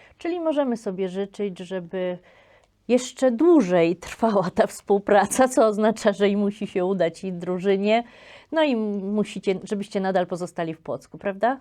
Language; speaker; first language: Polish; native; Polish